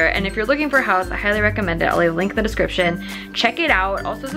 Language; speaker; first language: English; native; English